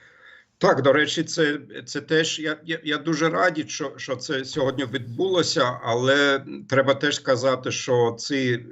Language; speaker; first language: Ukrainian; non-native, fluent; German